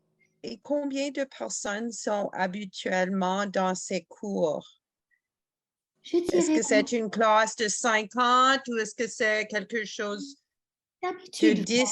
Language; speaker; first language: French; non-native, fluent; English